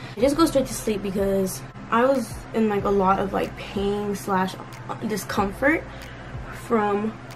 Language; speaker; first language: English; early bilingual, other home language; Spanish